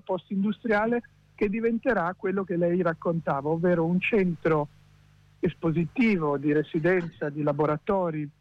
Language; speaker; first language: Italian; native; Italian